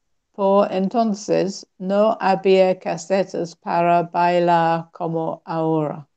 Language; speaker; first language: Spanish; non-native, learner; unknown